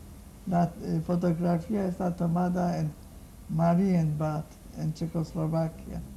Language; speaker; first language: Spanish; non-native, fluent; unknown